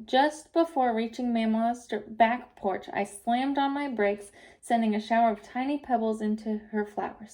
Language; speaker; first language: English; native; English